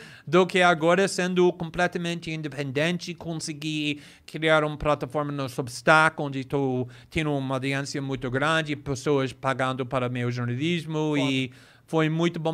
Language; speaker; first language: Portuguese; non-native, fluent; English